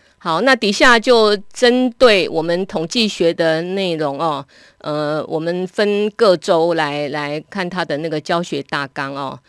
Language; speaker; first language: Chinese; native; Chinese